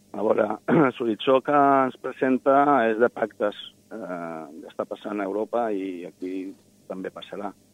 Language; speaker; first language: Catalan; non-native, local second language; Spanish